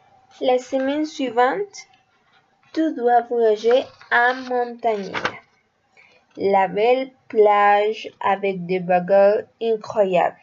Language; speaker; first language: French; non-native, learner; Spanish